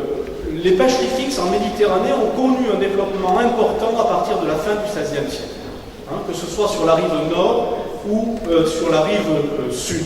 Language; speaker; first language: French; native; French